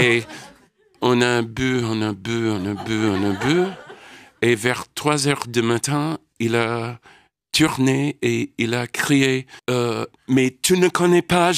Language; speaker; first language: French; non-native, learner; English